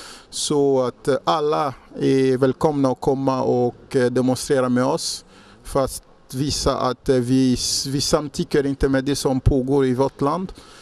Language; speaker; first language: Swedish; non-native, fluent; Lingala